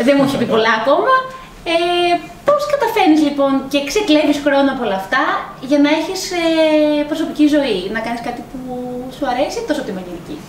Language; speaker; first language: Greek; native; Greek